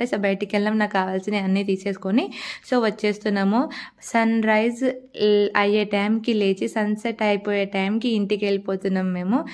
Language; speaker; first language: Telugu; non-native, local second language; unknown